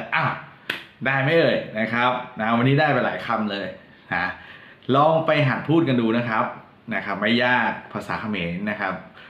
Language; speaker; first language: Thai; non-native, local second language; Northern Khmer